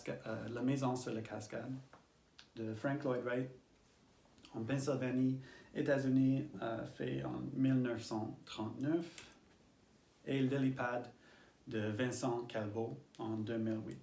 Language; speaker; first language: French; non-native, learner; English